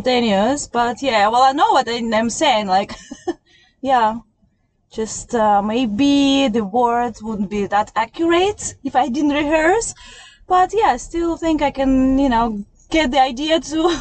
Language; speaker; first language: English; non-native, fluent; Russian